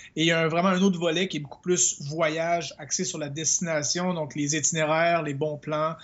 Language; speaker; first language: French; native; French